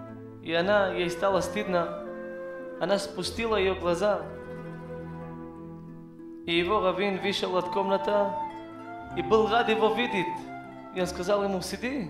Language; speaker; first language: Russian; non-native, learner; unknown